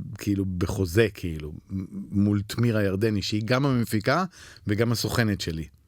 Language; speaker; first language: Hebrew; early bilingual, other home language; Spanish